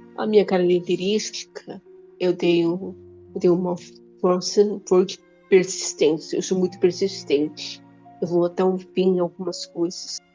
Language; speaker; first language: Portuguese; non-native, local second language; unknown